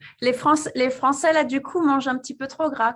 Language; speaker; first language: French; native; French